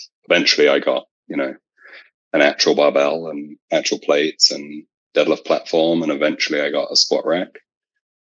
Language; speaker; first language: English; native; English